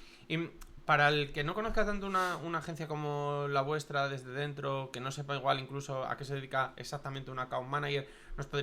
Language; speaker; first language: Spanish; native; Spanish